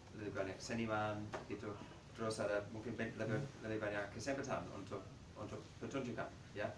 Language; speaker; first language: Indonesian; non-native, fluent; English